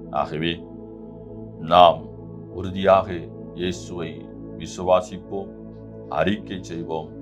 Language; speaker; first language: Tamil; native; Tamil